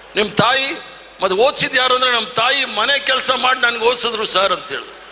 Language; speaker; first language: Kannada; non-native, local second language; Tulu